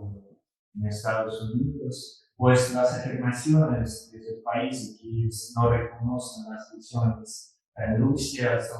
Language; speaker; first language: Spanish; non-native, fluent; Russian